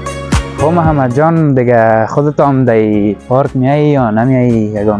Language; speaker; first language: Persian; native; Persian